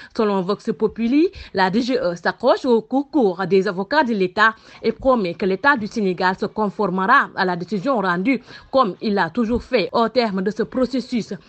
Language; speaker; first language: French; non-native, local second language; Wolof